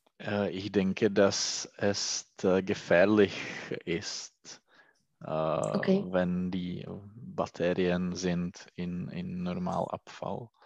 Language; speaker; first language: German; non-native, learner; Czech